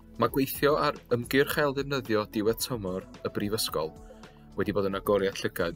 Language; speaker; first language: Welsh; native; Welsh